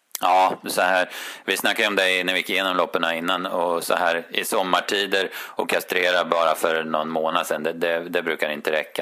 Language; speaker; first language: Swedish; native; Swedish